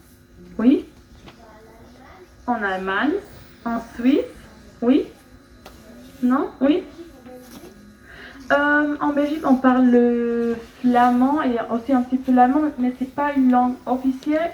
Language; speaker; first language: French; non-native, fluent; German